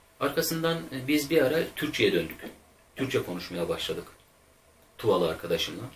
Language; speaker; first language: Turkish; native; Turkish